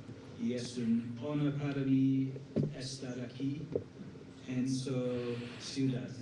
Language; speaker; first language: Spanish; non-native, learner; English